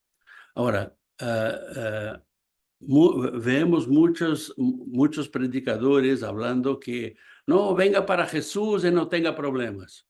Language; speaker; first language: Spanish; non-native, fluent; Portuguese